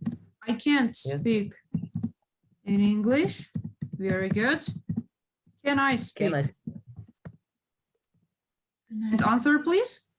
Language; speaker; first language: English; non-native, fluent; Kyrgyz